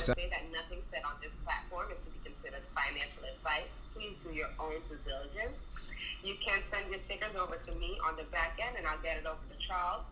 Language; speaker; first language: English; native; English